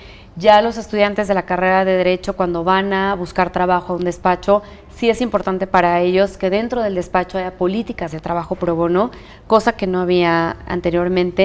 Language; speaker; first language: Spanish; native; Spanish